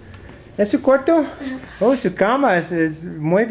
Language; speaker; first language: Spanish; non-native, learner; English